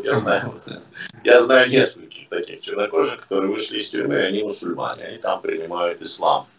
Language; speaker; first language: Russian; native; Russian